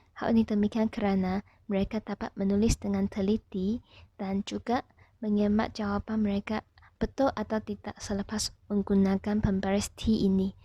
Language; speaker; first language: Malay; non-native, local second language; Chinese